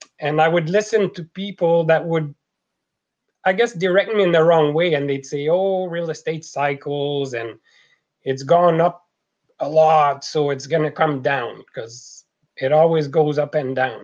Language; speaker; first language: English; non-native, fluent; French